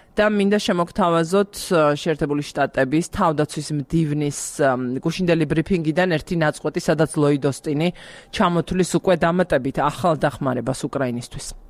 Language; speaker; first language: Georgian; native; Georgian